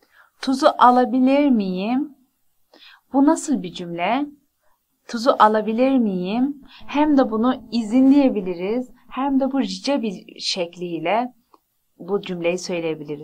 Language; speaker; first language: Turkish; non-native, fluent; Persian